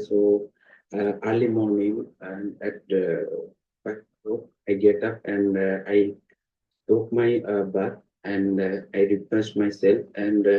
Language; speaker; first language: English; non-native, learner; Bangla